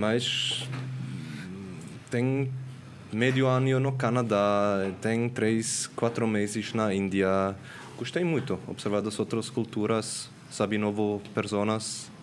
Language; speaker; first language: Portuguese; non-native, learner; Swiss German